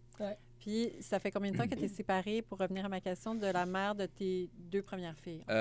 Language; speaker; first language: French; native; French